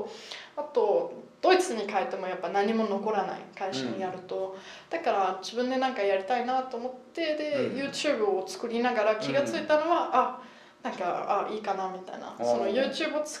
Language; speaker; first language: Japanese; non-native, fluent; German